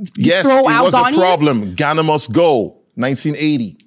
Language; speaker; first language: English; non-native, local second language; Yoruba